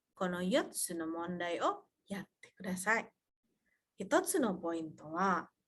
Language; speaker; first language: Japanese; non-native, fluent; Indonesian